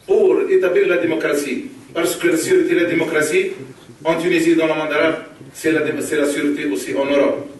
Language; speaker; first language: French; non-native, local second language; Arabic